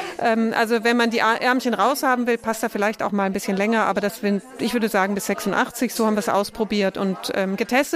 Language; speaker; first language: German; native; German